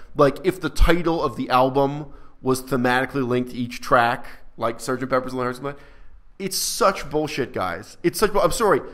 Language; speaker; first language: English; native; English